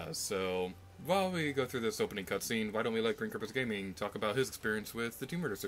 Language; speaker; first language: English; native; English